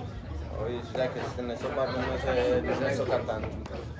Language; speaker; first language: Spanish; native; Spanish